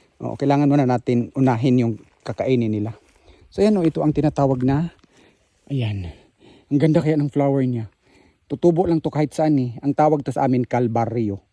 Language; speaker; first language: Filipino; native; Filipino